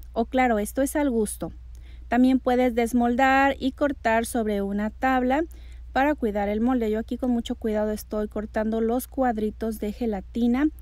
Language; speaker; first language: Spanish; native; Spanish